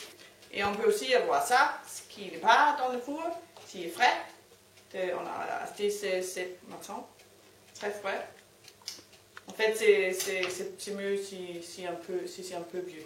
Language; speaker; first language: French; non-native, learner; Danish